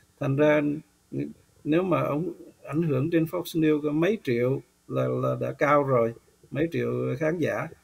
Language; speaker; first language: Vietnamese; native; Vietnamese